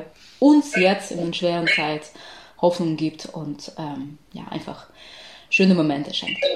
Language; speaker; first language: German; non-native, fluent; Ukrainian